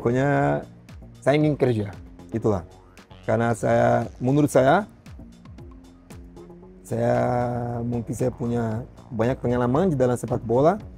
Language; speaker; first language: Indonesian; non-native, learner; Portuguese